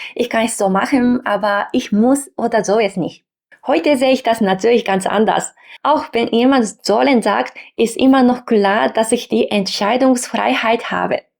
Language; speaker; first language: German; non-native, fluent; Japanese